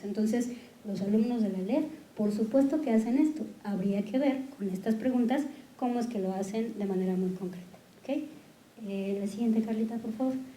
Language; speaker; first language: Spanish; native; Spanish